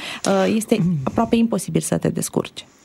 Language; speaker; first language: Romanian; native; Romanian